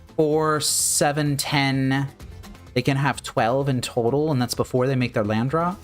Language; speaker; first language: English; native; English